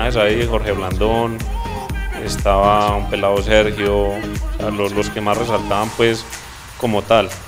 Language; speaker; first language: Spanish; native; Spanish